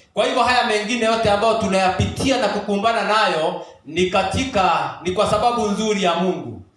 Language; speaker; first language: Swahili; non-native, local second language; Kikuyu